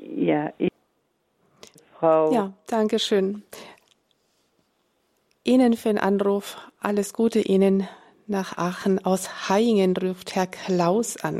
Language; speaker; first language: German; native; German